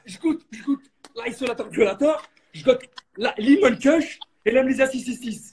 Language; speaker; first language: French; native; French